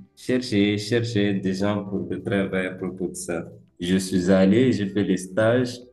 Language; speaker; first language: French; early bilingual, other home language; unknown